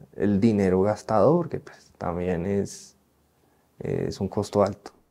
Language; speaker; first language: Spanish; native; Spanish